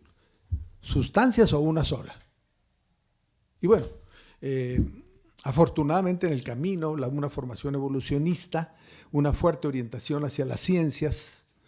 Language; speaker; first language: Spanish; native; Spanish